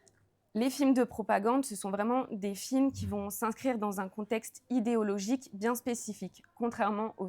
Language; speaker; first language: French; native; French